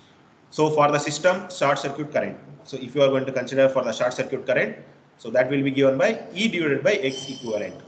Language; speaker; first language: English; non-native, local second language; Kannada